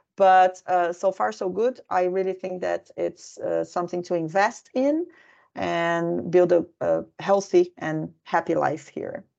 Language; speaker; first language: English; non-native, fluent; Portuguese